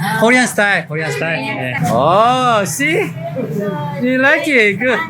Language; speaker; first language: English; non-native, learner; Korean